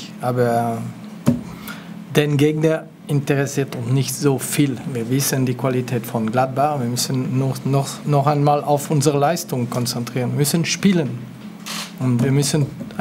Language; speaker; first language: German; non-native, local second language; French